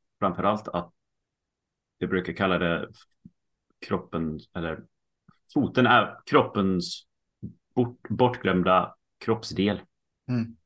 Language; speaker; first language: Swedish; early bilingual, heritage; Swedish